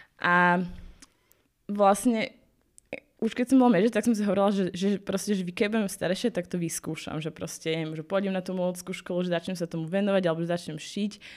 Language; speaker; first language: Slovak; native; Slovak